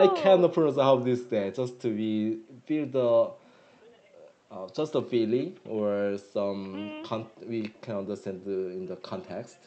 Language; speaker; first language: English; non-native, learner; Korean